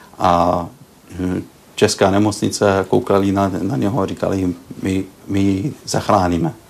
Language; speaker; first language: Czech; early bilingual, heritage; Arabic